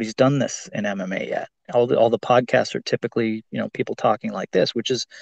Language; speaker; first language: English; native; English